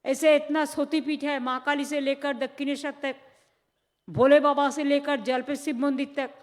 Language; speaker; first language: Hindi; non-native, local second language; Bangla